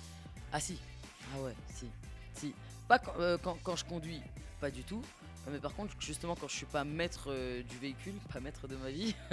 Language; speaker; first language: French; native; French